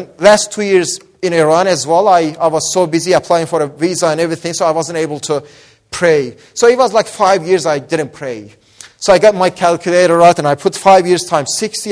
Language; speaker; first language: English; non-native, fluent; Persian